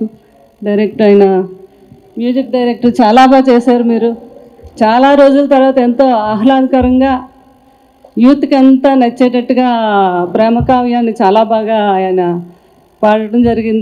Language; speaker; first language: Telugu; native; Telugu